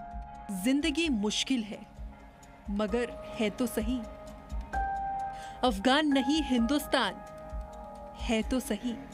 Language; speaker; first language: Hindi; native; Hindi